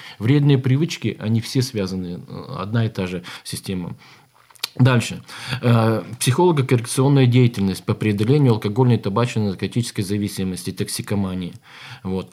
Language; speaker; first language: Russian; native; Russian